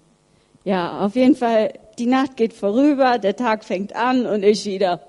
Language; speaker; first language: German; early bilingual, other home language; Russian